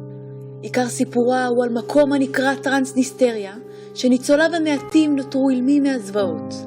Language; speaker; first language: Hebrew; native; Hebrew